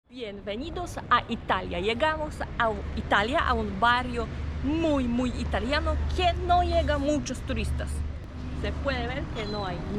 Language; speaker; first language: Spanish; non-native, fluent; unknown